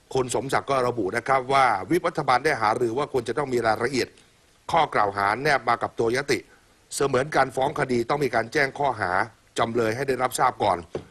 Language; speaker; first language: Thai; native; Thai